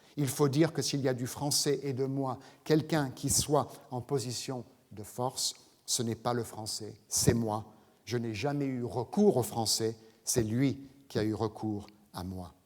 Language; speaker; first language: French; non-native, fluent; English